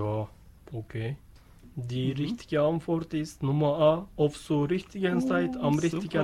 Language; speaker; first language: German; non-native, learner; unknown